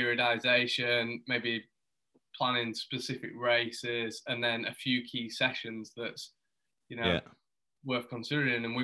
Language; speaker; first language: English; native; English